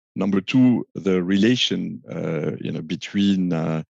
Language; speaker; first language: English; non-native, fluent; French